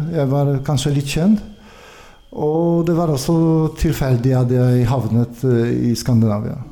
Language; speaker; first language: Swedish; non-native, fluent; Polish